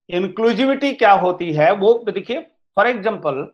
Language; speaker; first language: Hindi; non-native, local second language; Kannada